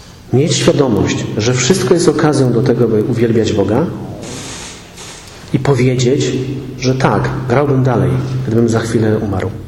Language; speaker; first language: Polish; native; Polish